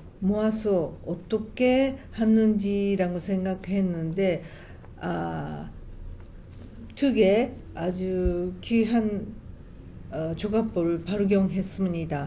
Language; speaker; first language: Korean; non-native, fluent; Japanese